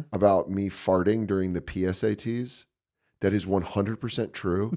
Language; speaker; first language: English; native; English